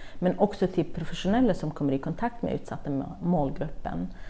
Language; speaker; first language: Swedish; non-native, fluent; Kurdish